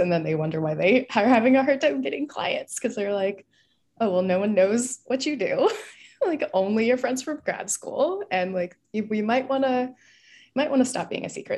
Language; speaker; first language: English; native; English